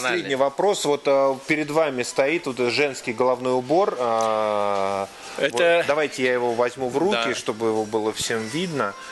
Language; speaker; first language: Russian; native; Russian